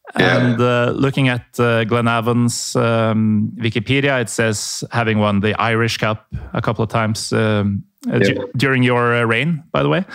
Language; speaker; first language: English; non-native, fluent; Norwegian